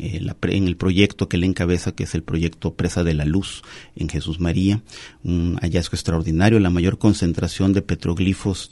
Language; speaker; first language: Spanish; native; Spanish